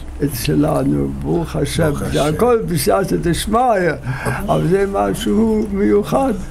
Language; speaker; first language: Hebrew; non-native, fluent; English